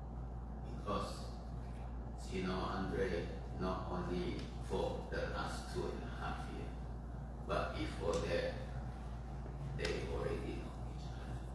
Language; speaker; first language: English; non-native, fluent; Indonesian